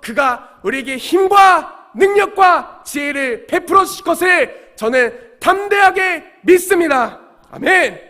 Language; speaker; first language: Korean; native; Korean